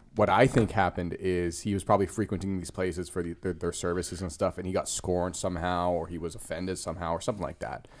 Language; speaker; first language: English; native; English